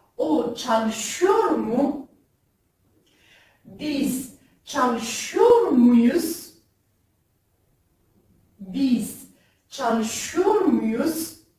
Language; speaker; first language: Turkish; non-native, fluent; French